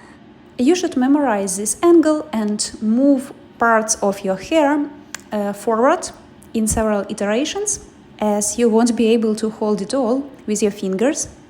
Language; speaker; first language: English; non-native, fluent; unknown